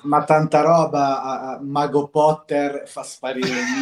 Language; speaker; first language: Italian; native; Italian